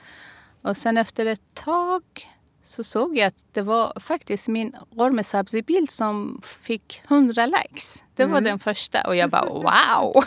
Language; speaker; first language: Swedish; non-native, fluent; Persian